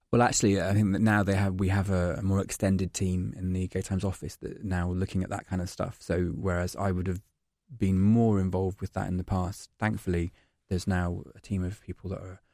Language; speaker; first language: English; native; English